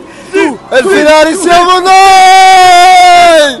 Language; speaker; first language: Italian; non-native, learner; Arabic